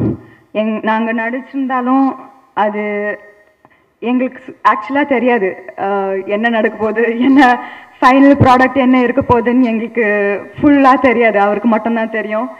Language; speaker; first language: Tamil; non-native, fluent; Telugu